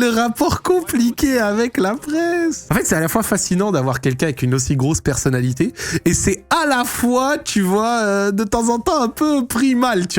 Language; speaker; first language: French; native; French